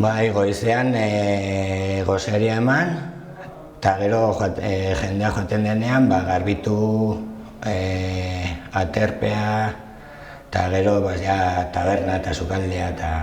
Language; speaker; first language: Basque; non-native, local second language; Spanish